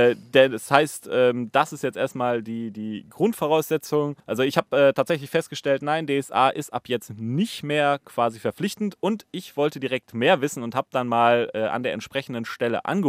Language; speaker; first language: German; native; German